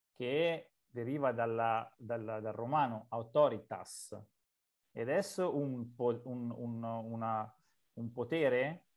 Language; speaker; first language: Spanish; non-native, learner; Italian